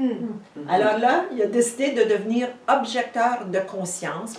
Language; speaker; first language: French; native; French